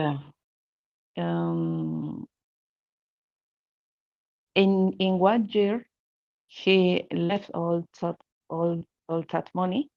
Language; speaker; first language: English; non-native, learner; Spanish